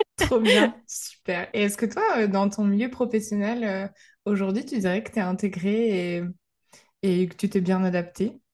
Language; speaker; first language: French; native; French